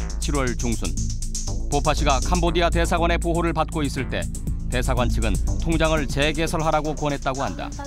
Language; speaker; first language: Korean; native; Korean